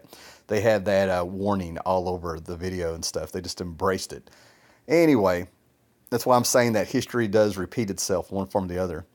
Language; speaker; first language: English; native; English